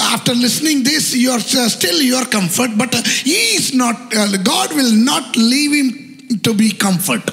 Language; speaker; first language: English; non-native, local second language; Malayalam